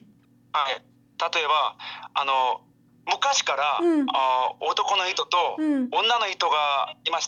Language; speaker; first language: Japanese; non-native, learner; Korean